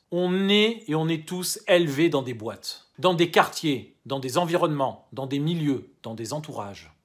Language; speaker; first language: French; native; French